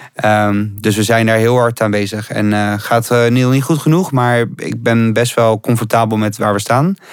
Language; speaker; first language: Dutch; native; Dutch